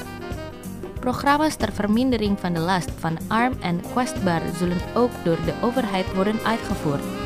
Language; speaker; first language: Dutch; non-native, fluent; Indonesian